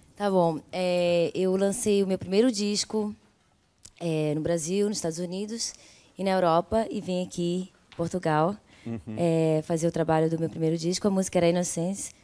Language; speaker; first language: Portuguese; early bilingual, other home language; Italian